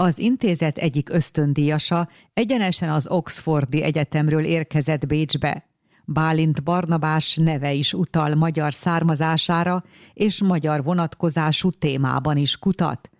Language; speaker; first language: Hungarian; native; Hungarian